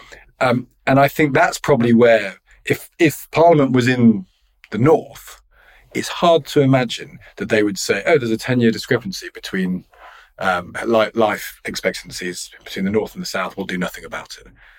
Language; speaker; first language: English; native; English